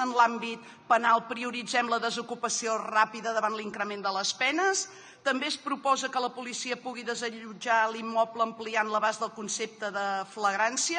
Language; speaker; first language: Catalan; native; Catalan